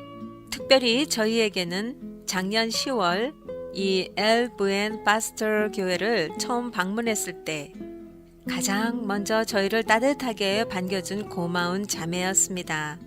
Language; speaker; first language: Korean; native; Korean